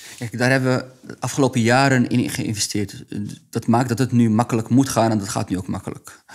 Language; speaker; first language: Dutch; early bilingual, other home language; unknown